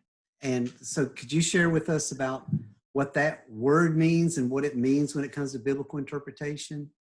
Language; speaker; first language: English; native; English